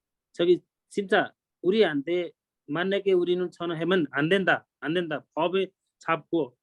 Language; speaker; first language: Korean; non-native, learner; Nepali